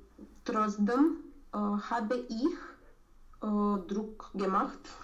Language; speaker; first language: German; non-native, learner; Romanian